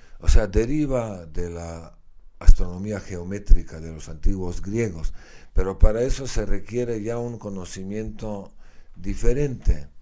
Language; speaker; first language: Spanish; non-native, fluent; Slovenian